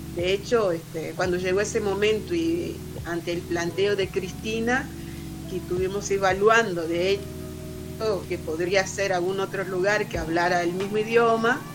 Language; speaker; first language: Spanish; non-native, fluent; Portuguese